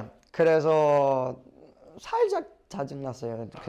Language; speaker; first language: Korean; non-native, learner; English